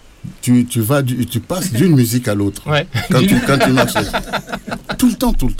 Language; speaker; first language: French; non-native, local second language; Lingala